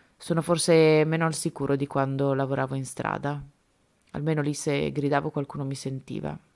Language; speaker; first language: Italian; non-native, fluent; Spanish